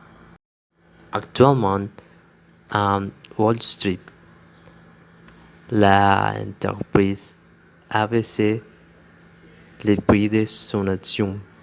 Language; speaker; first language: French; non-native, learner; Spanish